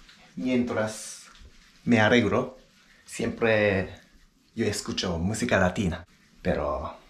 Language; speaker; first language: Spanish; non-native, learner; Japanese